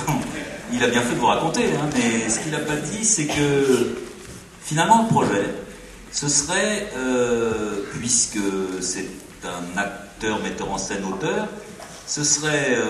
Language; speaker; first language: French; native; French